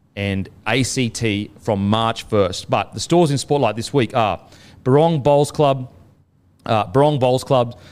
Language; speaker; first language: English; native; English